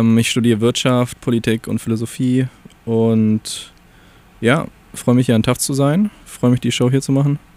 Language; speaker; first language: German; native; German